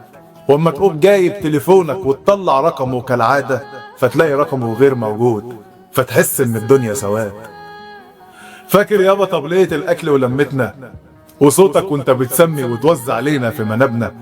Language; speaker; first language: Arabic; native; Arabic